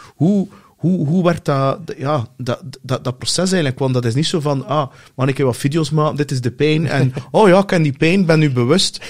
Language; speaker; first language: Dutch; native; Dutch